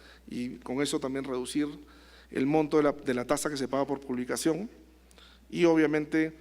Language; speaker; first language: Spanish; native; Spanish